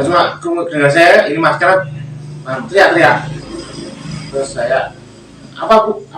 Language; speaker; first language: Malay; non-native, local second language; Javanese